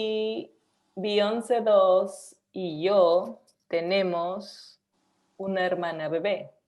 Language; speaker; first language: Spanish; non-native, learner; English